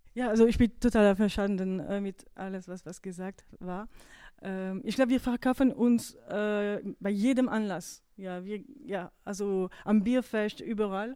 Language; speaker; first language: German; non-native, fluent; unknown